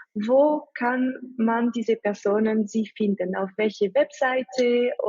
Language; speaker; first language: German; non-native, fluent; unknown